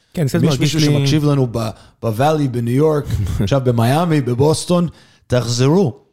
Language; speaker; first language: Hebrew; non-native, fluent; English